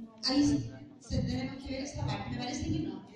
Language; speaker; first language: Spanish; native; Spanish